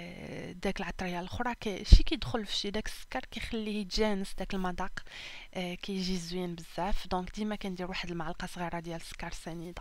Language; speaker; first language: Arabic; native; Arabic